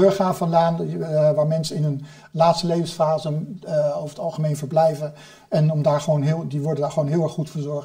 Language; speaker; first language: Dutch; native; Dutch